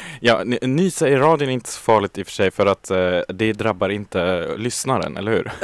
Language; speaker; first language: Swedish; non-native, fluent; German